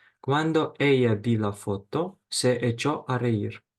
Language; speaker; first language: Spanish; non-native, fluent; Ukrainian